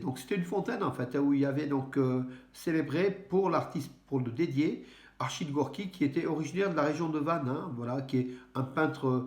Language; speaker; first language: French; native; French